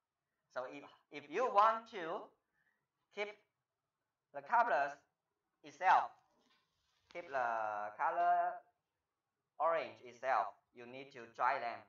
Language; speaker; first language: English; non-native, fluent; Chinese